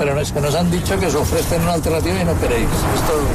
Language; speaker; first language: Spanish; native; Spanish